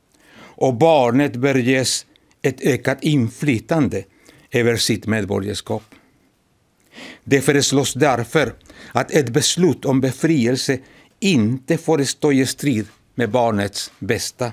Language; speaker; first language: Swedish; non-native, fluent; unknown